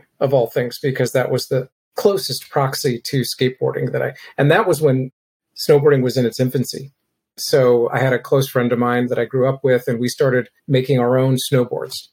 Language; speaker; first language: English; native; English